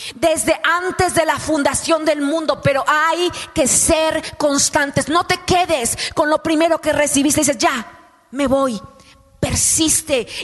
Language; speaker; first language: Spanish; native; Spanish